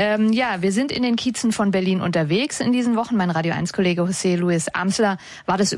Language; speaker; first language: German; native; German